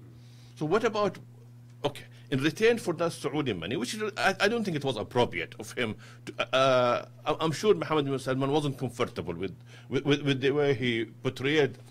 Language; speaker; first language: English; non-native, fluent; Arabic